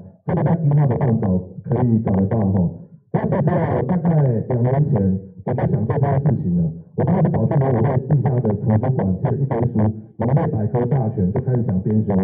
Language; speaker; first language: Chinese; native; Chinese